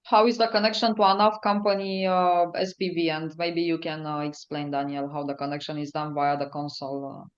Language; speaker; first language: English; non-native, fluent; Romanian